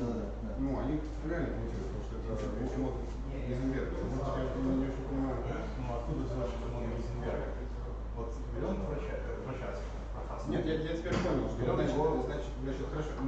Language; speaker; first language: Russian; native; Russian